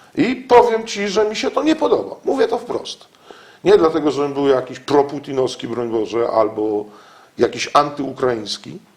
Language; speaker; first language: Polish; native; Polish